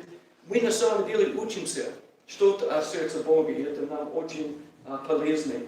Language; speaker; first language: Russian; non-native, learner; English